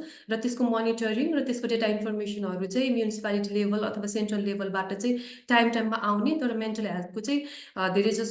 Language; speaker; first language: Nepali; native; Nepali